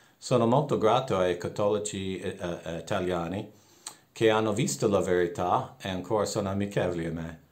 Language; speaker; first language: Italian; non-native, fluent; English